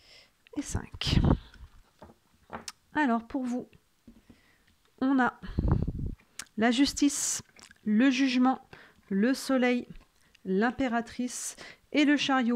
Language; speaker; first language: French; native; French